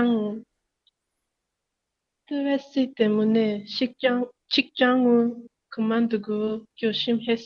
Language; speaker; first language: Korean; non-native, learner; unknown